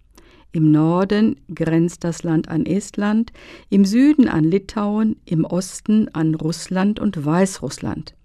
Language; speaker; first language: German; native; German